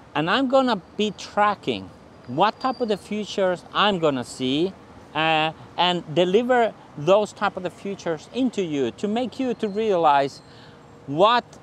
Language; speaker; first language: English; non-native, fluent; Finnish